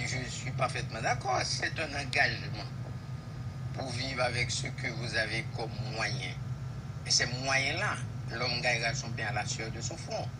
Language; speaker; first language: French; non-native, local second language; Haitian Creole